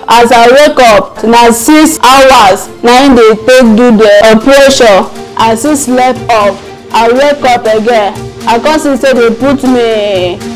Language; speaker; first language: Nigerian Pidgin; non-native, local second language; Igbo